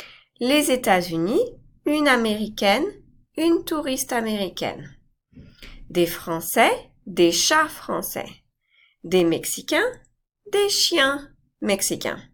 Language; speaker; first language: French; non-native, fluent; English